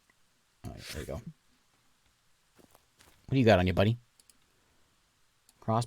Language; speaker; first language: English; native; English